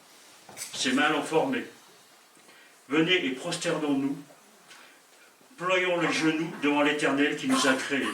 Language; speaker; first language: French; native; French